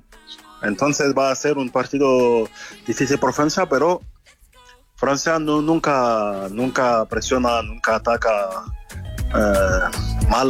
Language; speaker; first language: Spanish; non-native, fluent; French